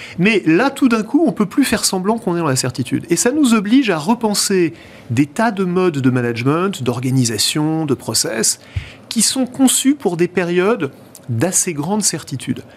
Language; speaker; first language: French; native; French